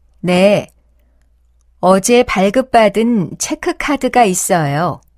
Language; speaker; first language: Korean; native; Korean